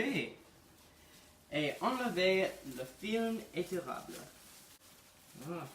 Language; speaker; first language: French; non-native, learner; English